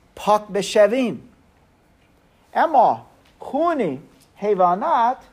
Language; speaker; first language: Persian; non-native, learner; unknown